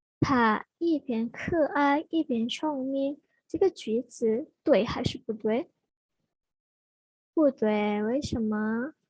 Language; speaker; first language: Chinese; non-native, learner; Indonesian